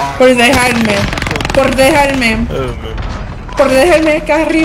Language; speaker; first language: Spanish; early bilingual, other home language; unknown